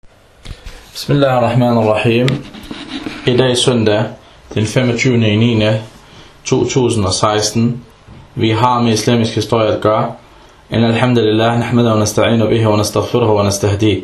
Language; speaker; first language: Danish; early bilingual, other home language; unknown